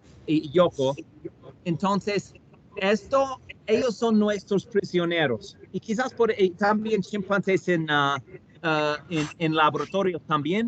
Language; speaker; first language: Spanish; non-native, fluent; English